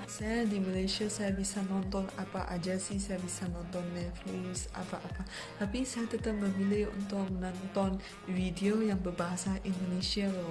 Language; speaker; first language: Indonesian; non-native, fluent; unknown